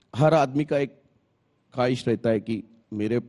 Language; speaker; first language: Hindi; non-native, local second language; Telugu